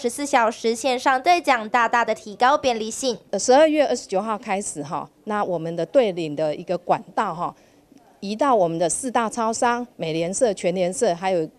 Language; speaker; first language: Chinese; native; Chinese